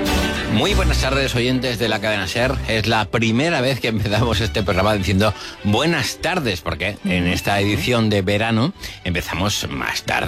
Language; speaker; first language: Spanish; native; Spanish